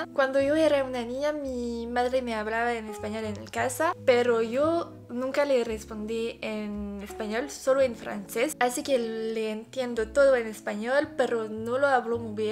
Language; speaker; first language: Spanish; early bilingual, heritage; French